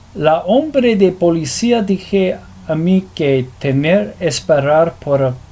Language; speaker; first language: Spanish; non-native, learner; English